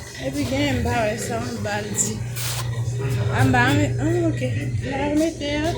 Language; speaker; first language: Portuguese; non-native, learner; Haitian Creole